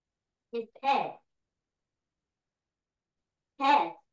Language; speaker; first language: English; non-native, learner; Korean